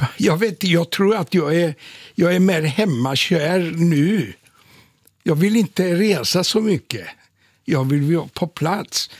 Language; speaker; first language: Swedish; non-native, fluent; Polish